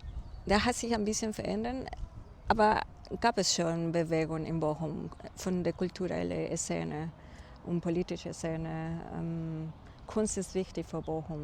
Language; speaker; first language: German; non-native, fluent; Spanish